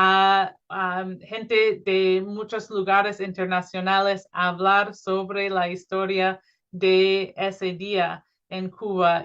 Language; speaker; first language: Spanish; non-native, fluent; English